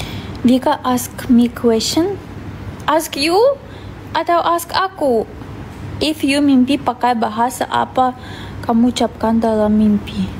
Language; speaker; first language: Indonesian; non-native, fluent; Russian